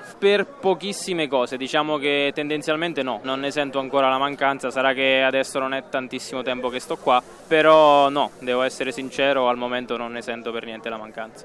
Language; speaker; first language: Italian; native; Italian